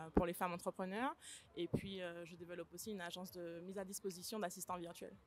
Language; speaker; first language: French; native; French